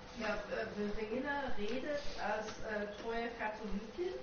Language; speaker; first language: German; non-native, fluent; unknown